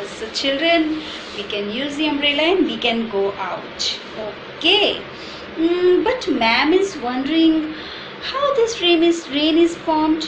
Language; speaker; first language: English; non-native, local second language; Hindi